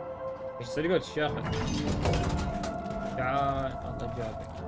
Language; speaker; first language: Arabic; native; Arabic